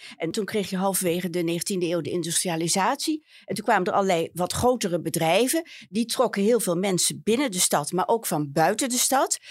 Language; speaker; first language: Dutch; native; Dutch